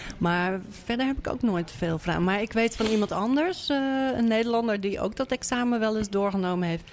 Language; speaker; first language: Dutch; native; Dutch